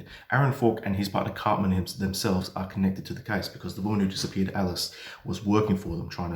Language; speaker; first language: English; native; English